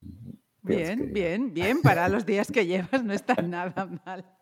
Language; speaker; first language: Spanish; native; Spanish